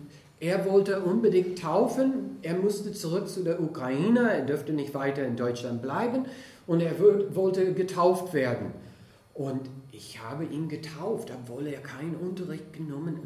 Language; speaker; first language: German; non-native, fluent; English